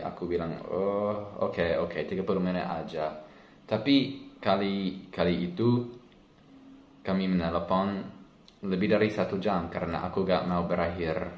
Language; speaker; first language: Indonesian; non-native, learner; English